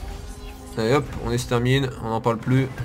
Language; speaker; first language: French; native; French